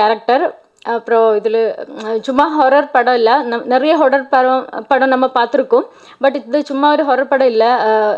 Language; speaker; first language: Tamil; non-native, learner; Malayalam